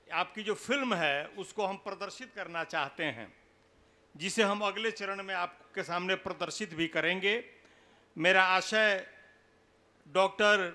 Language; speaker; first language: Hindi; native; Hindi